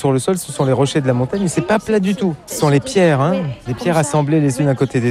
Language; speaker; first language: French; native; French